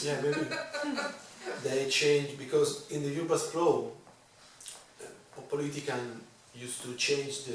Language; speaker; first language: English; non-native, learner; Italian